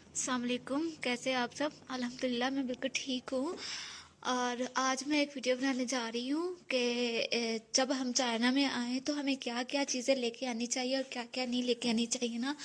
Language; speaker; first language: Urdu; non-native, local second language; Punjabi